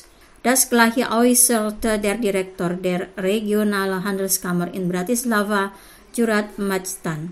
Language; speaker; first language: German; non-native, fluent; Indonesian